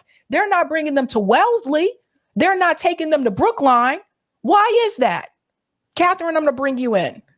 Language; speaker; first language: English; native; English